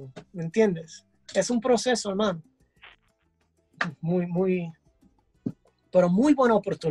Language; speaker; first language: Spanish; early bilingual, heritage; English